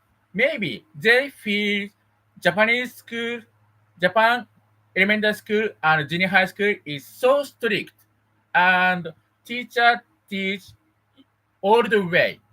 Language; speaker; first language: English; non-native, learner; Japanese